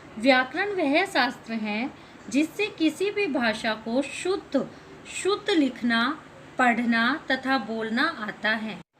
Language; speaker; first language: Hindi; native; Hindi